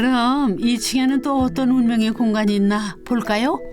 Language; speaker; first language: Korean; native; Korean